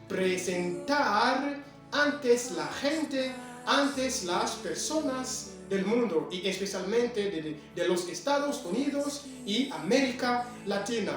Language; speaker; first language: Spanish; non-native, fluent; French